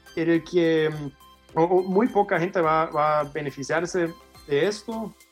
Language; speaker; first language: Spanish; non-native, fluent; German